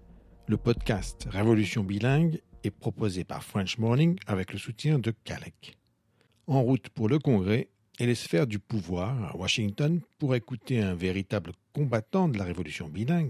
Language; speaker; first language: French; native; French